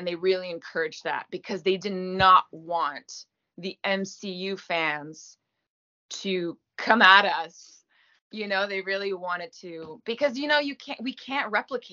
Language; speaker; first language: English; non-native, fluent; French